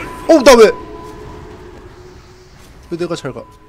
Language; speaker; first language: Korean; native; Korean